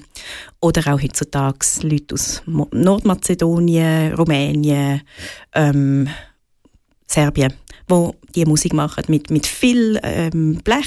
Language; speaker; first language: German; native; German